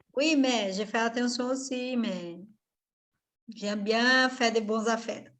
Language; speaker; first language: French; non-native, fluent; Portuguese